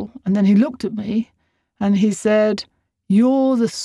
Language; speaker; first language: English; native; English